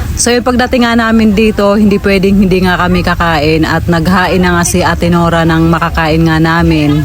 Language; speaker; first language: Filipino; non-native, local second language; Bikol